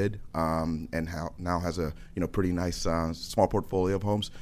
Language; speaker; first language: English; native; English